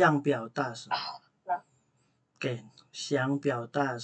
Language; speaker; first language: Chinese; non-native, fluent; Indonesian